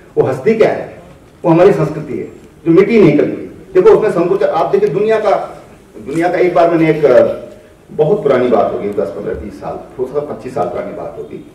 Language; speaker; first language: Hindi; native; Hindi